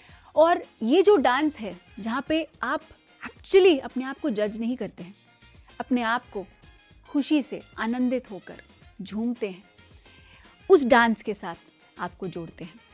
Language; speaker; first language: Hindi; native; Hindi